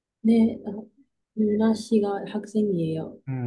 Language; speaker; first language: Korean; non-native, learner; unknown